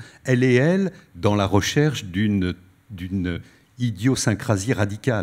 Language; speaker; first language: French; native; French